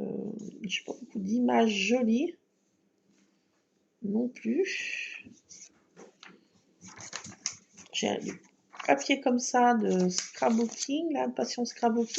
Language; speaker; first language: French; native; French